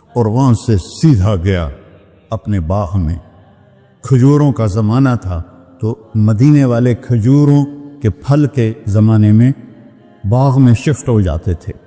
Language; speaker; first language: Urdu; non-native, local second language; Punjabi